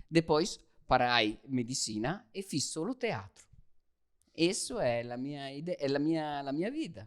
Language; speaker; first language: Portuguese; non-native, learner; Italian